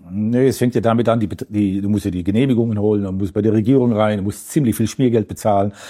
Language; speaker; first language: German; non-native, fluent; Dutch